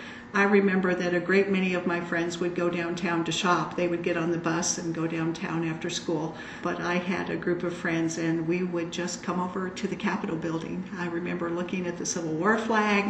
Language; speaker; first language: English; native; English